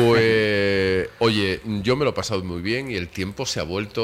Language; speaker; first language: Spanish; native; Spanish